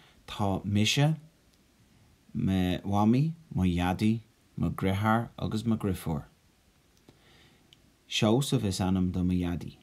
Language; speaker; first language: Irish; non-native, local second language; English